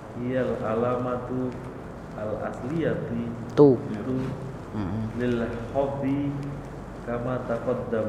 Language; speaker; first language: Arabic; non-native, learner; Indonesian